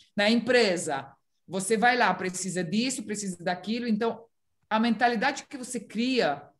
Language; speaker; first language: Portuguese; non-native, fluent; Romanian